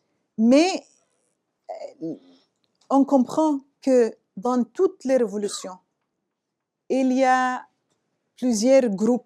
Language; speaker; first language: French; non-native, fluent; Arabic